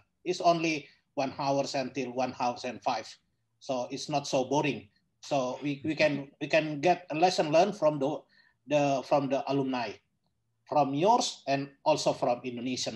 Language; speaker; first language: English; non-native, learner; Indonesian